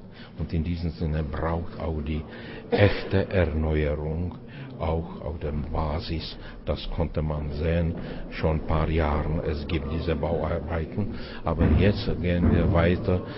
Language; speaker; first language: German; non-native, fluent; Czech